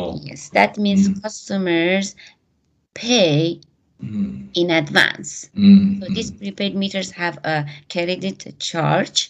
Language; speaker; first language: English; non-native, fluent; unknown